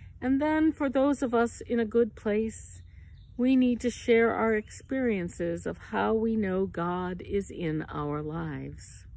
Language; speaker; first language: English; native; English